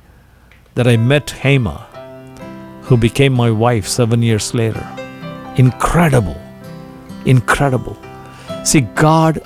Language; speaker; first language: English; non-native, local second language; Tamil